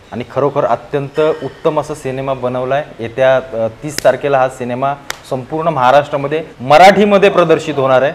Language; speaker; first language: Marathi; native; Marathi